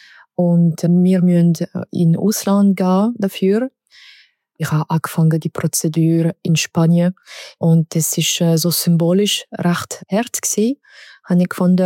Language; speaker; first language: German; non-native, local second language; French